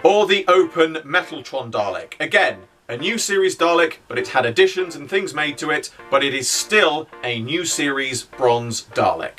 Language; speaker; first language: English; native; English